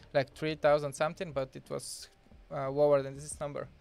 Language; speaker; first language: English; non-native, fluent; Bulgarian